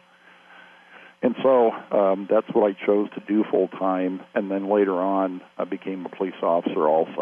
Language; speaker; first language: English; native; English